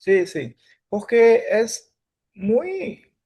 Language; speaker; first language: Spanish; non-native, fluent; Portuguese